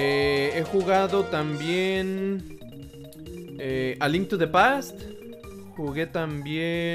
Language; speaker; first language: Spanish; native; Spanish